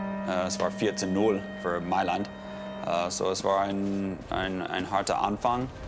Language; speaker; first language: German; non-native, fluent; English